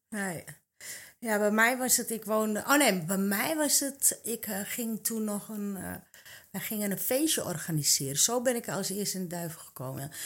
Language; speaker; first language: Dutch; early bilingual, other home language; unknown